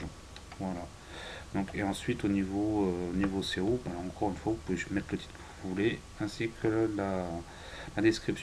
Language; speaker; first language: French; native; French